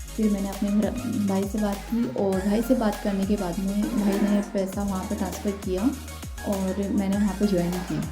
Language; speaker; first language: Hindi; non-native, local second language; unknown